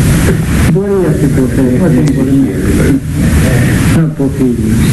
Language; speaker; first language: Greek; native; Greek